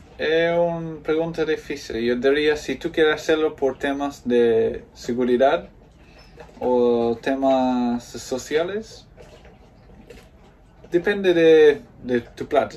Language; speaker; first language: Spanish; non-native, fluent; English